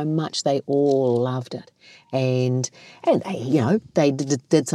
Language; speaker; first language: English; native; English